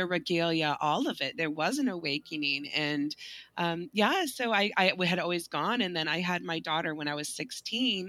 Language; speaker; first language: English; native; English